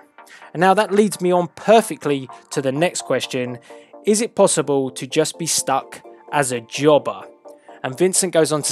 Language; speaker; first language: English; native; English